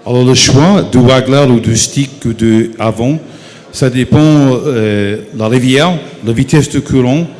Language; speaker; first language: French; non-native, fluent; English